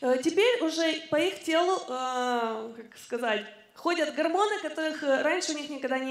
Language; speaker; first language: Russian; native; Russian